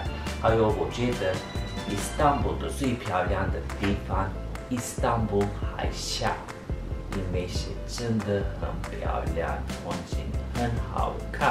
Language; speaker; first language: Chinese; non-native, learner; Turkish